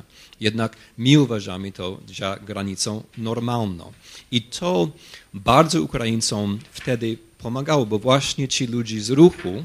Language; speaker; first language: Polish; non-native, fluent; English